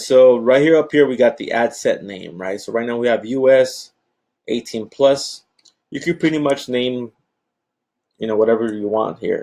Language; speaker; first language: English; native; English